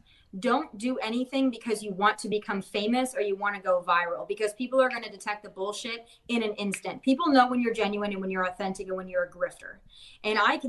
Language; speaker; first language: English; native; English